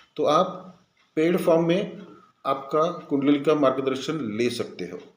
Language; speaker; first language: Hindi; non-native, local second language; Marathi